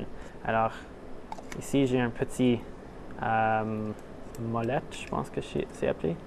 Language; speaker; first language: French; non-native, local second language; English